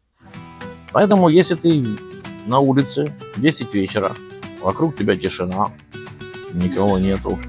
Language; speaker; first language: Russian; native; Russian